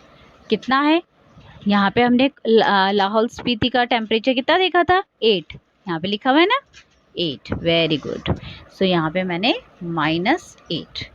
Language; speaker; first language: Hindi; native; Hindi